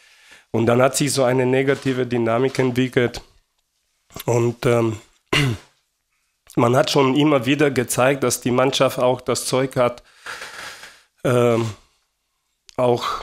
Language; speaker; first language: German; non-native, fluent; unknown